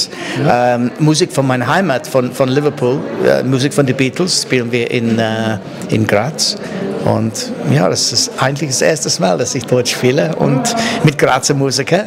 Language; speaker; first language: German; non-native, fluent; English